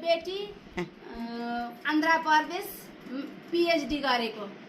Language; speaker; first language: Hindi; non-native, learner; Nepali